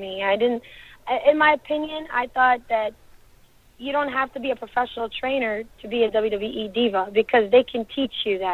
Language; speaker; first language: English; native; English